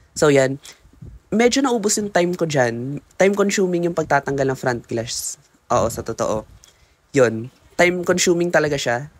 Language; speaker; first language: Filipino; native; Filipino